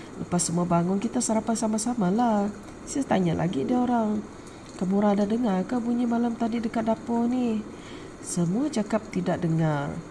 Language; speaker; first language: Malay; non-native, local second language; Iban